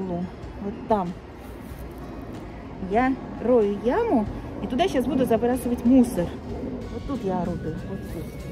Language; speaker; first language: Russian; native; Russian